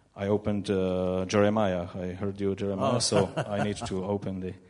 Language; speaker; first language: English; non-native, learner; Czech